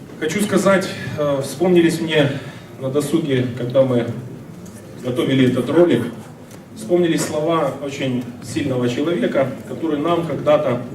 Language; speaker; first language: Russian; native; Russian